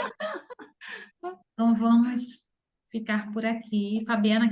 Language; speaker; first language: Portuguese; native; Portuguese